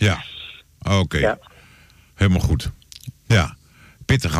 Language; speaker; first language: Dutch; native; Dutch